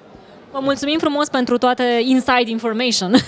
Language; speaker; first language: Romanian; native; Romanian